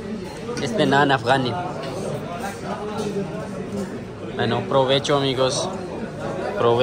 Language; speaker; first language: Spanish; non-native, learner; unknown